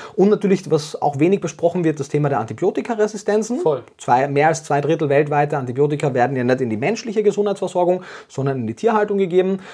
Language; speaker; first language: German; native; German